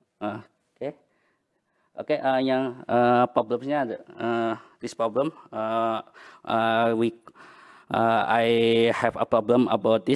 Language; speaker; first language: English; non-native, learner; Banjar